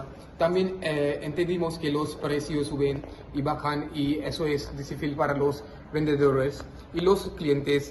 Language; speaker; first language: Spanish; non-native, learner; Hindi